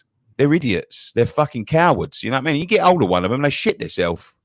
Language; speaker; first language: English; native; English